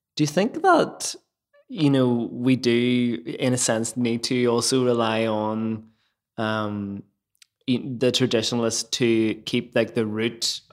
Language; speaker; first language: English; native; English